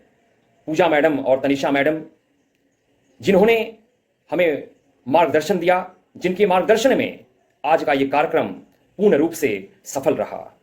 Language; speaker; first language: Hindi; native; Hindi